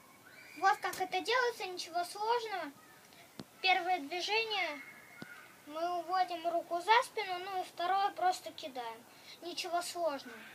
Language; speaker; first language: Russian; native; Russian